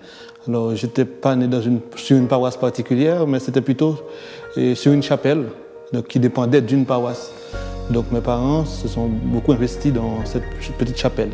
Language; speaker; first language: French; non-native, local second language; Haitian Creole